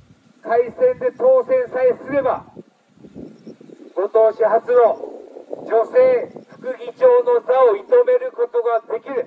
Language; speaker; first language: Japanese; native; Japanese